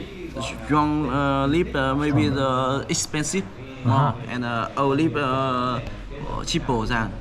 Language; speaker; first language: English; non-native, learner; Vietnamese